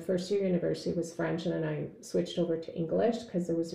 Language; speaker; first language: English; native; English